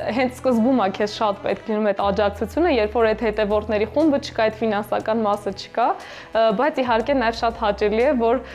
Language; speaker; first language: Armenian; native; Armenian